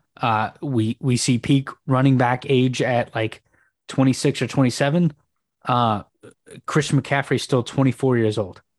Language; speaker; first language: English; native; English